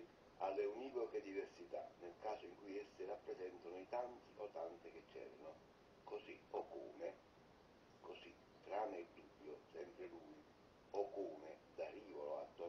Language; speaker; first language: Italian; native; Italian